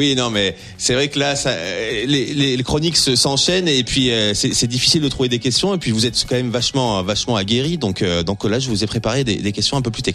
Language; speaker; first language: French; native; French